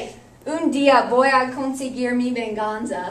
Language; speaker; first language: Spanish; non-native, learner; English